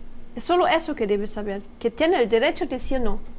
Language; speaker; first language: Spanish; non-native, learner; French